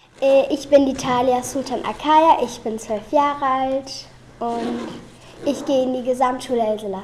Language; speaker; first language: German; early bilingual, other home language; Turkish